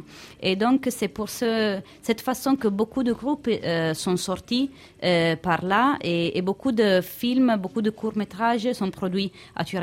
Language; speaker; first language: French; non-native, fluent; Italian